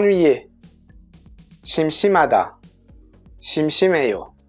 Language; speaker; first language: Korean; non-native, fluent; French